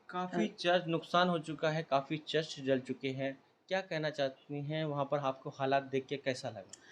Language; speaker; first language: Hindi; native; Hindi